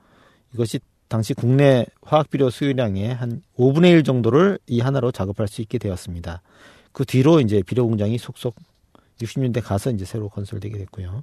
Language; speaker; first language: Korean; native; Korean